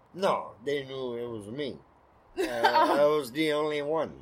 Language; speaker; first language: English; non-native, learner; French